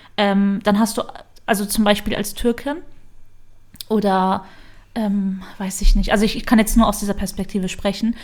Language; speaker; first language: German; early bilingual, other home language; Kurdish